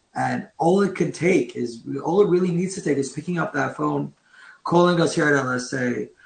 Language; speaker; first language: English; native; English